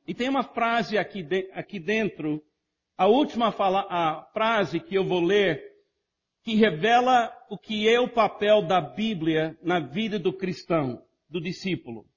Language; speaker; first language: Portuguese; non-native, fluent; English